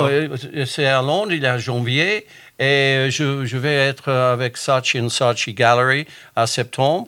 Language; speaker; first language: French; non-native, fluent; English